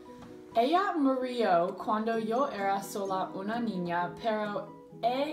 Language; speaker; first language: Spanish; non-native, learner; English